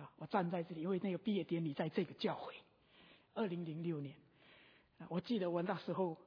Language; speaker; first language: Chinese; early bilingual, heritage; Chinese